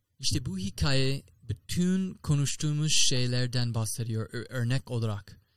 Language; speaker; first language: Turkish; non-native, learner; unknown